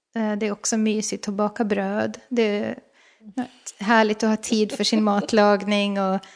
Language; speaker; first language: Swedish; native; Swedish